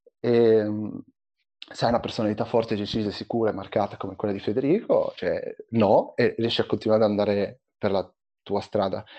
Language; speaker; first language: Italian; early bilingual, other home language; Arabic